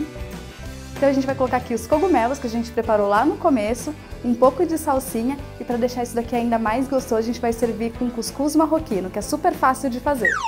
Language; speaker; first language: Portuguese; native; Portuguese